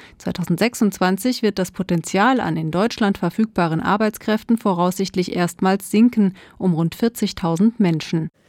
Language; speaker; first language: German; native; German